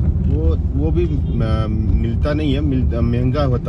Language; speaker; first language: Hindi; non-native, local second language; Manipuri